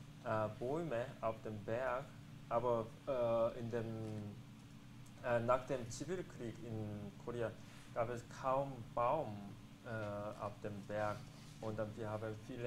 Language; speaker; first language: German; non-native, fluent; Korean